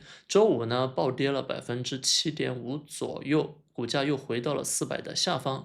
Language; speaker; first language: Chinese; native; Chinese